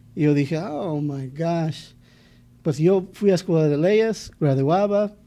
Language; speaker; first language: Spanish; non-native, fluent; English